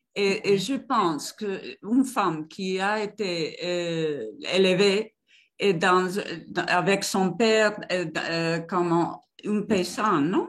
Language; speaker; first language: French; non-native, learner; Spanish